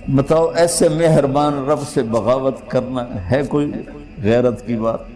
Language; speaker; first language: Urdu; non-native, local second language; Punjabi